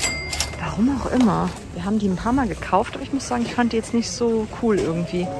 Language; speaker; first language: German; native; German